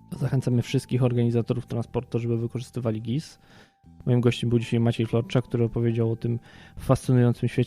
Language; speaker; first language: Polish; native; Polish